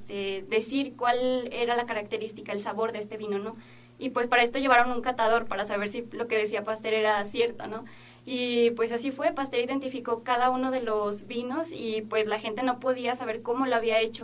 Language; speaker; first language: Spanish; native; Spanish